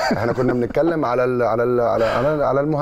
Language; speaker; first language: Arabic; native; Arabic